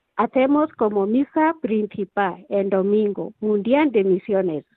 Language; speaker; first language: Spanish; non-native, learner; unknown